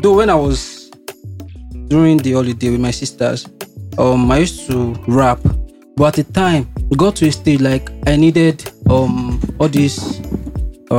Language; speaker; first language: English; non-native, local second language; Yoruba